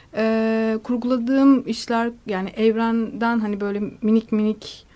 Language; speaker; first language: Turkish; native; Turkish